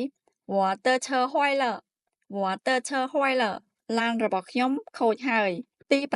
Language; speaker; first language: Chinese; non-native, fluent; Khmer